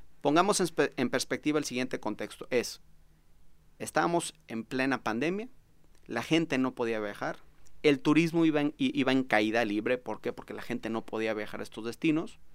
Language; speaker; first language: Spanish; native; Spanish